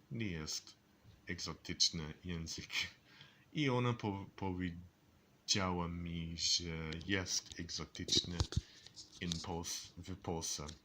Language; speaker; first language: Polish; non-native, learner; English